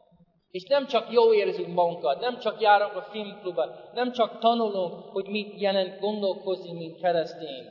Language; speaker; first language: Hungarian; non-native, fluent; English